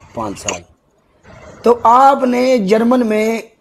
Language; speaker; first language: Urdu; native; Urdu